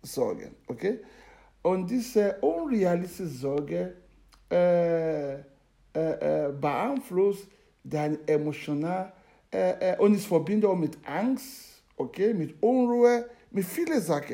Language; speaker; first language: German; non-native, learner; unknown